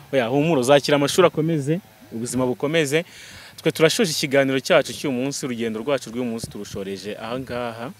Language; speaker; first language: Kinyarwanda; native; Kinyarwanda